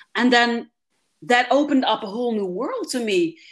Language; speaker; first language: English; non-native, fluent; Dutch